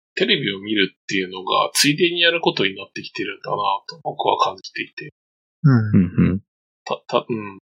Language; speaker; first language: Japanese; native; Japanese